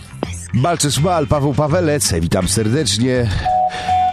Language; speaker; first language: Polish; native; Polish